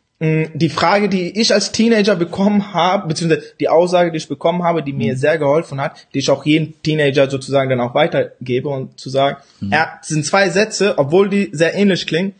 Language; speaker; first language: German; early bilingual, other home language; Urdu